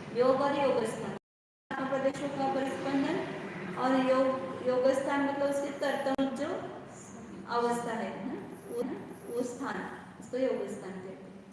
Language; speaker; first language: Hindi; non-native, local second language; Marathi